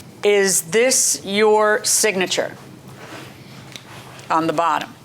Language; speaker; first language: English; native; English